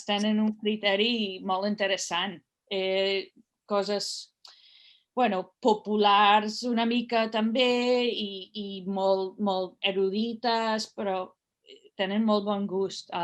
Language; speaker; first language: Catalan; non-native, fluent; English